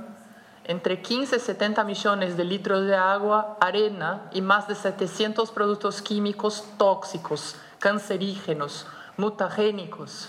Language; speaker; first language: Spanish; non-native, fluent; Portuguese